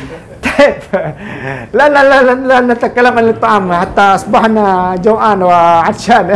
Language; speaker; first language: Arabic; non-native, fluent; Indonesian